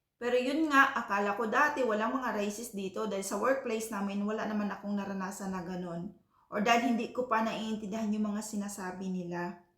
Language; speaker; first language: Filipino; non-native, local second language; Cebuano